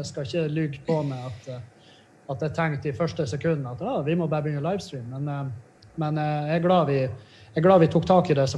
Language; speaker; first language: Norwegian; native; Norwegian